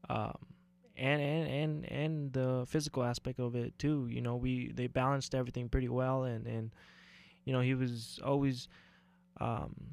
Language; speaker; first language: English; native; English